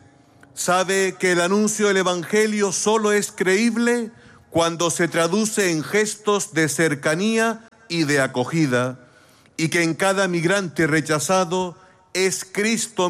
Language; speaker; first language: Spanish; native; Spanish